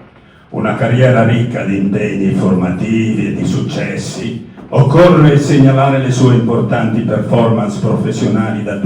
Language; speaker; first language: Italian; native; Italian